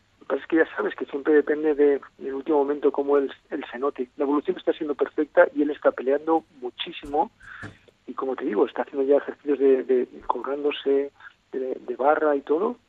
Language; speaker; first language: Spanish; native; Spanish